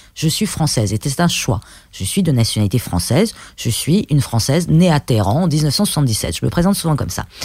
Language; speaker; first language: French; early bilingual, other home language; Persian